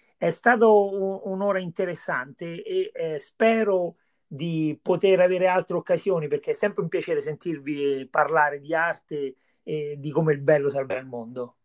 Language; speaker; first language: Italian; native; Italian